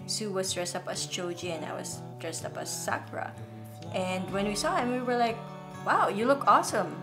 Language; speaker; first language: English; non-native, local second language; Filipino